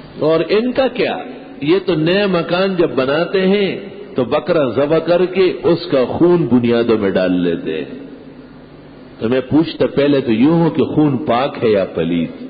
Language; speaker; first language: Urdu; non-native, local second language; Pashto